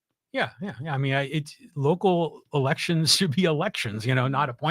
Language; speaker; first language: English; native; English